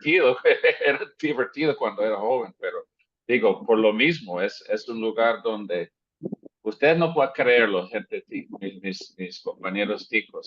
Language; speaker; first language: Spanish; non-native, fluent; English